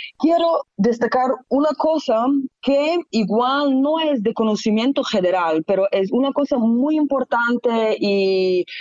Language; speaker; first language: Spanish; non-native, fluent; Slovenian